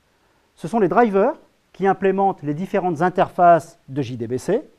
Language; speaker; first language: French; native; French